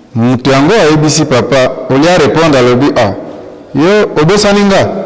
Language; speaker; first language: Lingala; non-native, local second language; Swahili